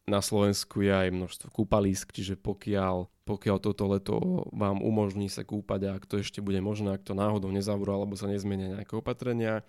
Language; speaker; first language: Slovak; native; Slovak